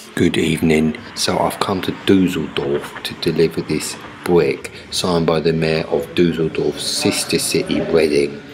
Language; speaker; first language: English; native; English